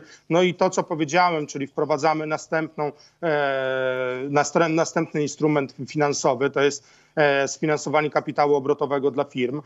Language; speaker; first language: Polish; native; Polish